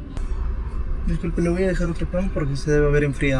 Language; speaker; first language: Spanish; native; Spanish